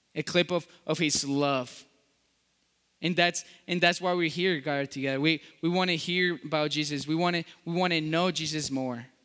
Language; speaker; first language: English; non-native, fluent; Spanish